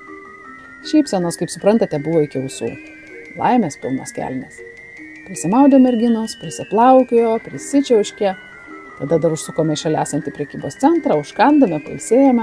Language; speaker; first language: Lithuanian; native; Lithuanian